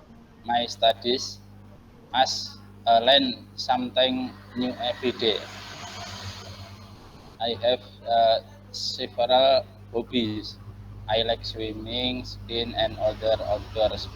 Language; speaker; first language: English; non-native, learner; Indonesian